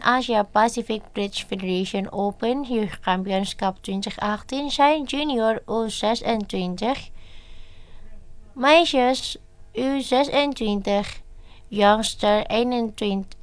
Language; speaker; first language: Dutch; non-native, fluent; Indonesian